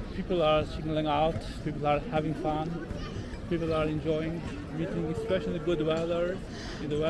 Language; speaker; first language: English; non-native, local second language; Albanian